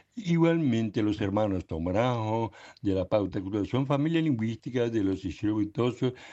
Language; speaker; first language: Spanish; non-native, local second language; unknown